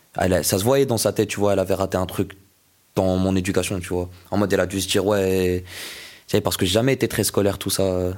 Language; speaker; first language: French; non-native, local second language; Arabic